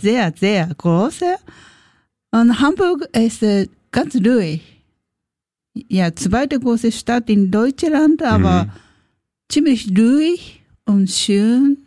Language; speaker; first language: German; non-native, learner; Japanese